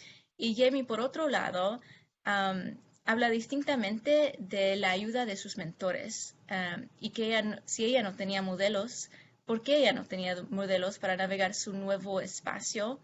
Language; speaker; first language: Spanish; non-native, fluent; English